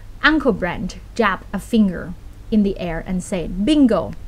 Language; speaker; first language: English; non-native, fluent; Thai